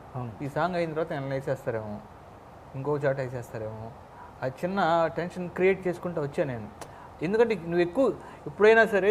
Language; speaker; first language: Telugu; native; Telugu